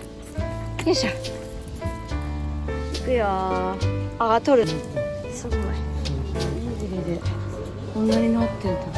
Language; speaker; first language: Japanese; native; Japanese